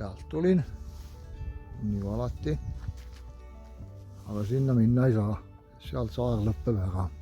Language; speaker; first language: Estonian; native; Estonian